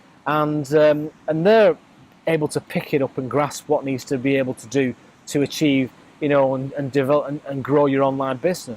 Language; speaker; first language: English; native; English